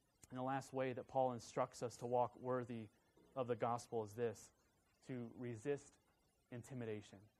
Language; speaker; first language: English; native; English